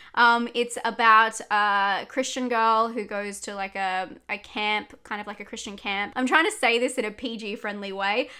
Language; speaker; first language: English; native; English